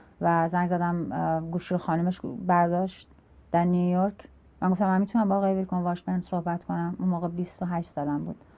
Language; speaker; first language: Persian; native; Persian